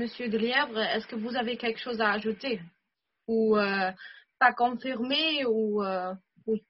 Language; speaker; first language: French; non-native, fluent; German